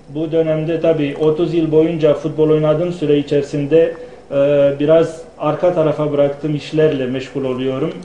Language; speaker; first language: Turkish; non-native, fluent; Romanian